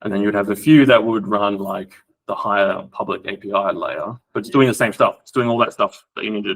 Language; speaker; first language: English; native; English